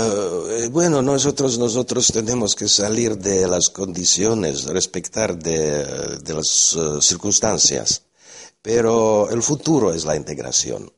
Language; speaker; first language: Spanish; non-native, fluent; Slovak